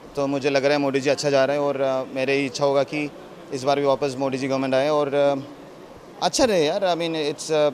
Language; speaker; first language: Hindi; non-native, local second language; Malayalam